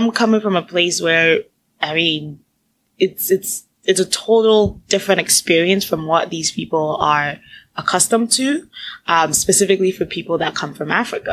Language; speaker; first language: English; non-native, local second language; Akan